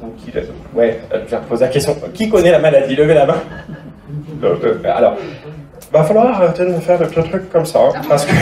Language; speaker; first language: French; native; French